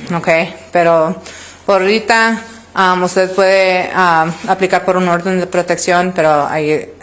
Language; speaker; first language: Spanish; early bilingual, other home language; English